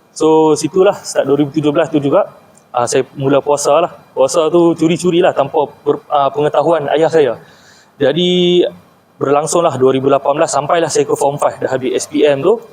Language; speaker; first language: Malay; native; Malay